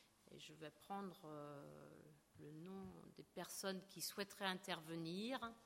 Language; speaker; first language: French; native; French